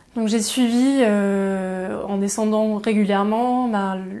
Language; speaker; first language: French; native; French